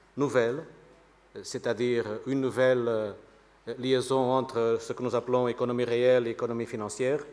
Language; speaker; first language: French; non-native, fluent; Portuguese